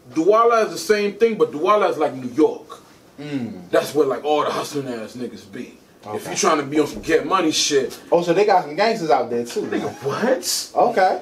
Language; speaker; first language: English; native; English